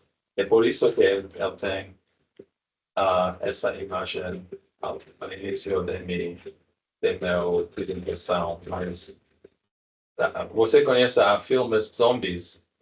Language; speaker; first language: Portuguese; non-native, learner; Spanish